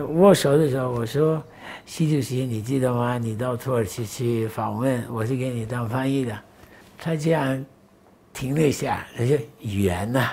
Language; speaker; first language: Chinese; non-native, fluent; Turkish